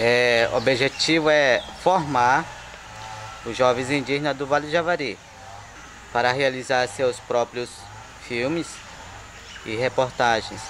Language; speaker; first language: Portuguese; non-native, local second language; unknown